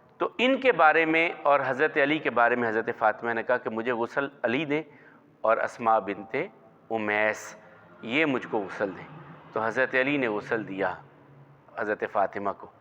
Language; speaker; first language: Urdu; non-native, local second language; Punjabi